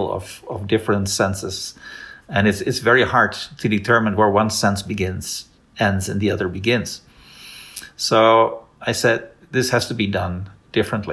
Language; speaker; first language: English; non-native, fluent; Dutch